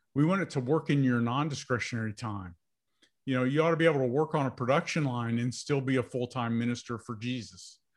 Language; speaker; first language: English; native; English